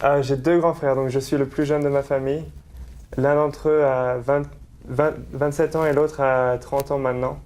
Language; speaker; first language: French; native; French